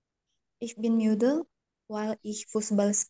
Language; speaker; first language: German; non-native, learner; Indonesian